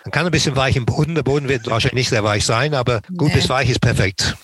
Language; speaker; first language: German; non-native, fluent; English